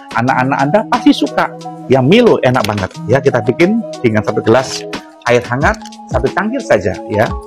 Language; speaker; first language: Indonesian; native; Indonesian